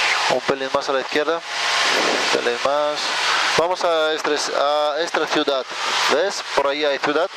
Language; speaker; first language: Spanish; native; Spanish